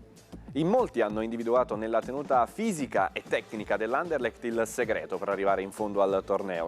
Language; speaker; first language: Italian; native; Italian